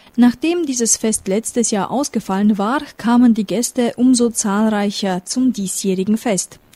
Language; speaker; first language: German; native; German